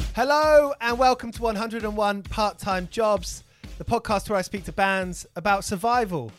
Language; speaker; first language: English; native; English